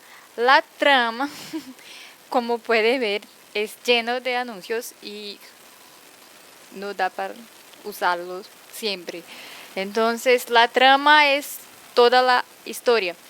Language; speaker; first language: Spanish; non-native, fluent; Portuguese